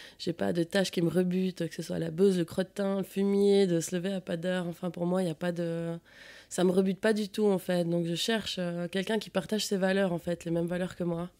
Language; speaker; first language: French; native; French